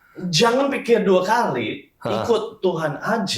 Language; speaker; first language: Indonesian; non-native, fluent; English